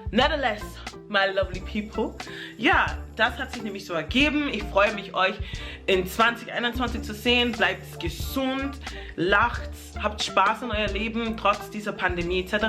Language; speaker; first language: German; early bilingual, other home language; English